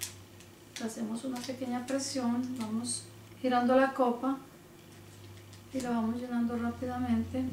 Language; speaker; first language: Spanish; native; Spanish